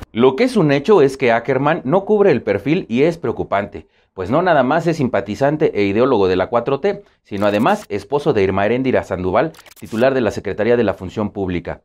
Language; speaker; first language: Spanish; native; Spanish